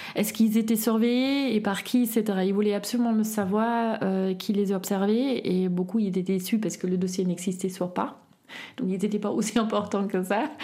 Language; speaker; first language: French; non-native, fluent; German